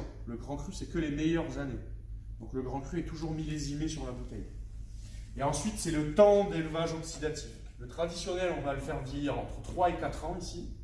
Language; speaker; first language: French; native; French